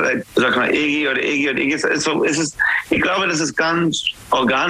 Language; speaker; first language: German; non-native, learner; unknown